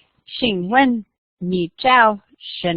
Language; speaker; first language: Chinese; non-native, learner; English